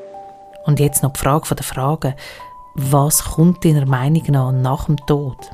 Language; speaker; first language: German; native; German